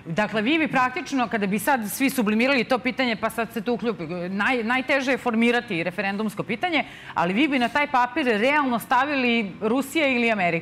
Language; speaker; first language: Serbian; native; Serbian